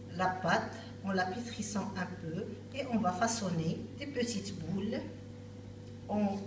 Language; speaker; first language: French; non-native, local second language; Arabic